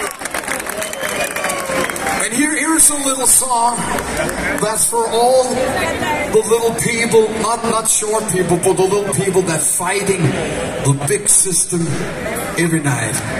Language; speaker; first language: English; non-native, fluent; Danish